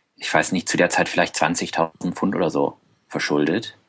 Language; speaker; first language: German; native; German